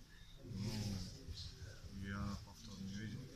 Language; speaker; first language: Russian; non-native, learner; Georgian